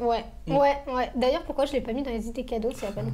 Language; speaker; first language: French; native; French